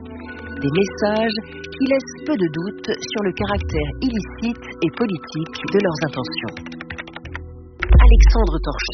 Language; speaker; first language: French; native; French